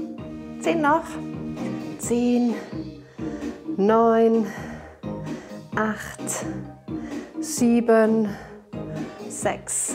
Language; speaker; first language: German; native; German